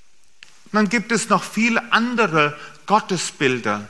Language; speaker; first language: German; native; German